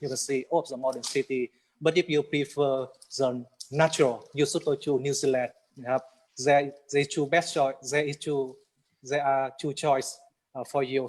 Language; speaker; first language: English; non-native, learner; Vietnamese